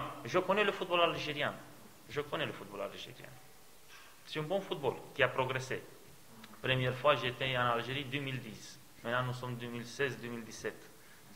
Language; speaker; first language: French; non-native, fluent; Romanian